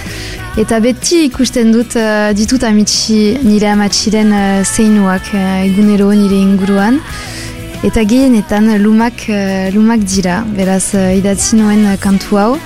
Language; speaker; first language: Basque; non-native, local second language; French